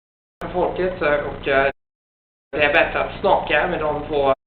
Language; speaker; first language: Swedish; non-native, fluent; Italian